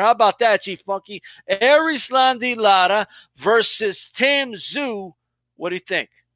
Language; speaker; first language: English; early bilingual, other home language; Spanish